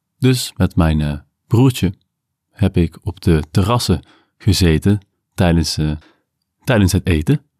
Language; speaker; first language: Dutch; native; Dutch